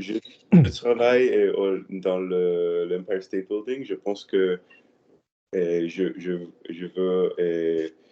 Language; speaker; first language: French; non-native, learner; Spanish